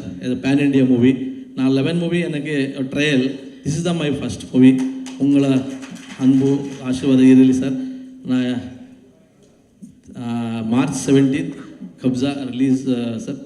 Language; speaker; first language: Tamil; non-native, learner; Kannada